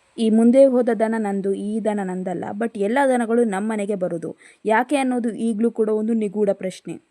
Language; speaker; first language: Kannada; non-native, local second language; Tulu